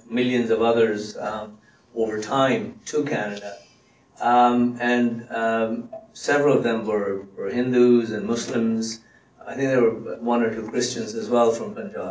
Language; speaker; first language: English; non-native, local second language; Punjabi